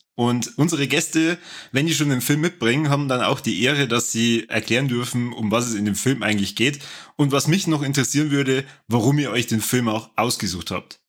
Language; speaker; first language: German; native; German